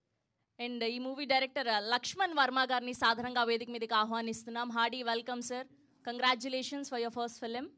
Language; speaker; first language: Telugu; native; Telugu